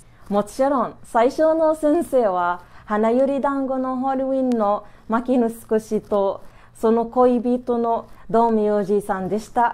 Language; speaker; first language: Japanese; non-native, learner; Arabic